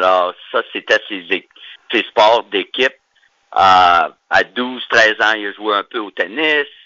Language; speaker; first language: French; native; French